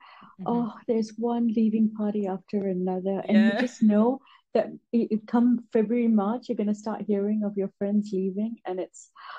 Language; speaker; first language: English; native; English